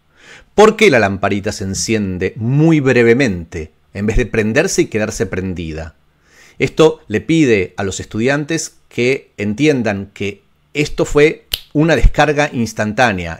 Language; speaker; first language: Spanish; native; Spanish